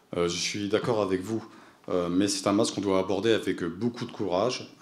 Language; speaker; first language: French; native; French